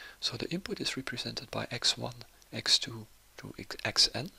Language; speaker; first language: English; non-native, fluent; Dutch